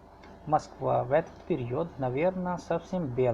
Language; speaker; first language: Russian; non-native, fluent; Hindi